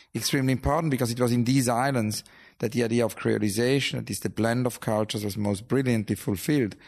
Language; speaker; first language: English; non-native, fluent; German